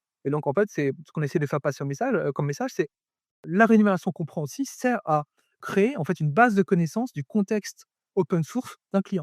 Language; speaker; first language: French; native; French